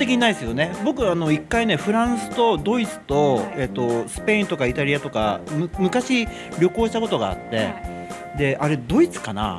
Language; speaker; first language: Japanese; native; Japanese